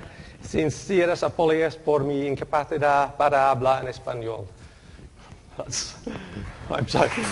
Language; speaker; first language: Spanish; non-native, learner; English